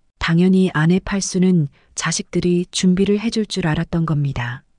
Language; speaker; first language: Korean; native; Korean